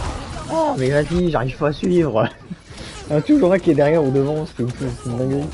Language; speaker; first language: French; native; French